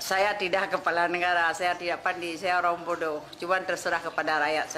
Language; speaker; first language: Indonesian; non-native, local second language; Achinese